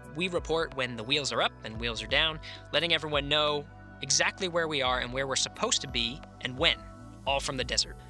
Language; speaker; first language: English; native; English